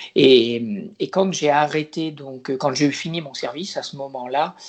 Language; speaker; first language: French; native; French